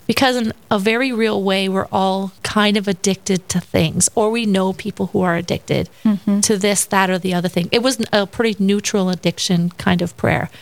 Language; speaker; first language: English; native; English